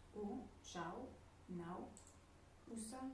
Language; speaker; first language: Portuguese; non-native, learner; Dutch